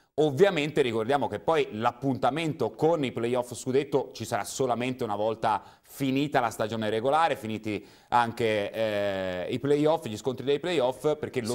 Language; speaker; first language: Italian; native; Italian